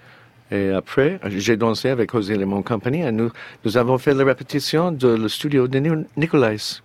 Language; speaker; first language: French; non-native, learner; English